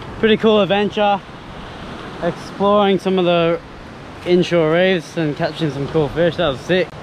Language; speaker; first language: English; native; English